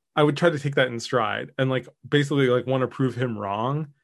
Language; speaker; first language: English; native; English